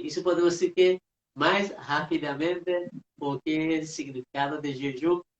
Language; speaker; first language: Portuguese; non-native, fluent; Persian